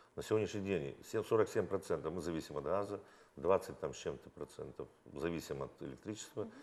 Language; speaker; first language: Russian; non-native, local second language; Ukrainian